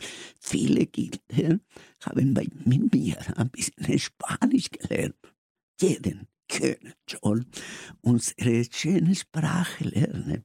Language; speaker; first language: German; non-native, learner; Spanish